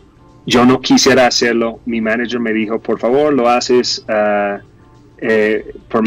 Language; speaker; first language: Spanish; non-native, fluent; English